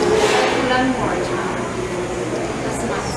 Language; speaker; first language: English; non-native, learner; Chinese